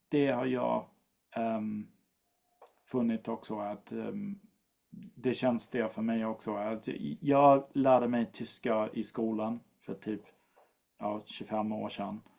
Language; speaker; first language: Swedish; non-native, fluent; English